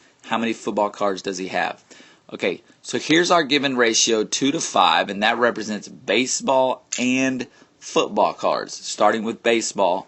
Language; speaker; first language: English; native; English